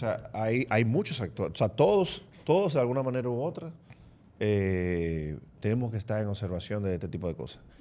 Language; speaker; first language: Spanish; native; Spanish